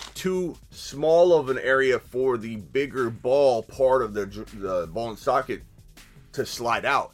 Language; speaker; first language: English; native; English